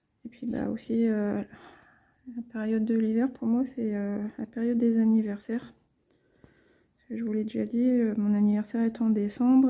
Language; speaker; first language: French; native; French